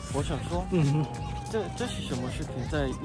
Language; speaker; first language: Chinese; non-native, learner; Korean